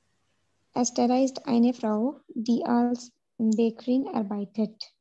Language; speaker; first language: German; non-native, learner; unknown